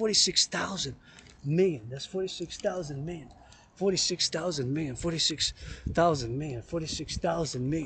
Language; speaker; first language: English; non-native, local second language; French